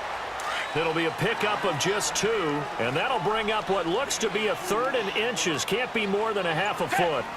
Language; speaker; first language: English; native; English